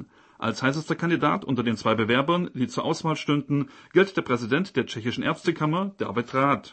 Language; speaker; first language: German; native; German